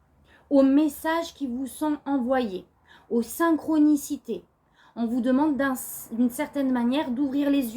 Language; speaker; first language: French; native; French